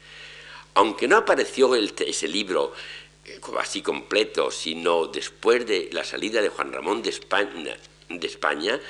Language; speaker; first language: Spanish; native; Spanish